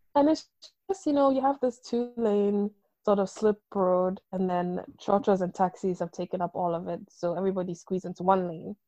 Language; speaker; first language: English; non-native, local second language; Akan